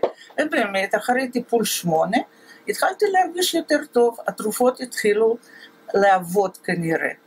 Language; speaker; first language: Hebrew; non-native, fluent; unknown